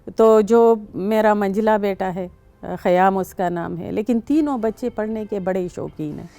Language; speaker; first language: Urdu; non-native, local second language; Pashto